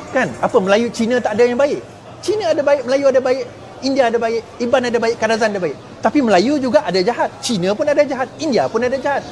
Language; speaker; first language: Malay; non-native, local second language; Chinese